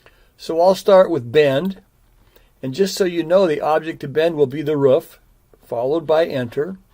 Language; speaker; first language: English; native; English